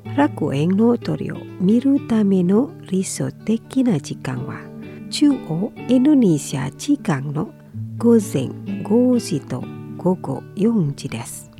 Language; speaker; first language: Japanese; non-native, fluent; Indonesian